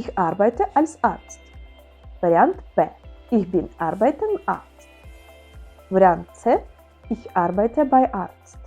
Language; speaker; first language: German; non-native, fluent; Ukrainian